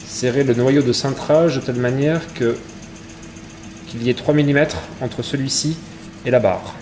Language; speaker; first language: French; native; French